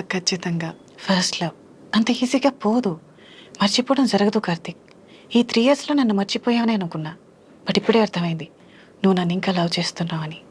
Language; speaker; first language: Telugu; native; Telugu